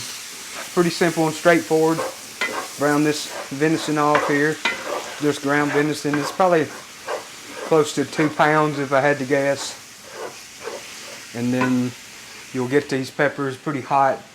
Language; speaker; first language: English; native; English